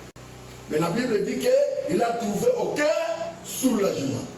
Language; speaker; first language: French; non-native, local second language; Lingala